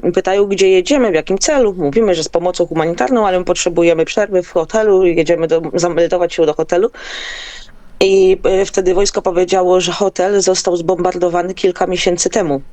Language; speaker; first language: Polish; native; Polish